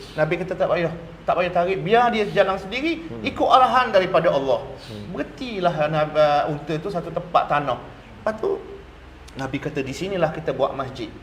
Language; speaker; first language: Malay; native; Malay